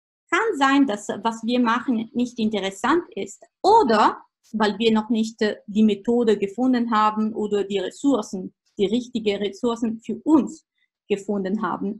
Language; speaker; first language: German; non-native, fluent; Italian